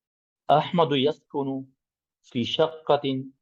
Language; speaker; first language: Arabic; non-native, learner; English